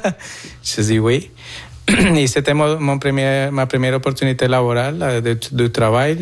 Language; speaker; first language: French; non-native, fluent; Spanish